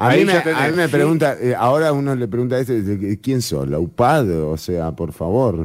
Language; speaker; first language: Spanish; native; Spanish